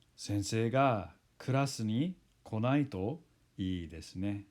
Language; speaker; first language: Japanese; non-native, fluent; English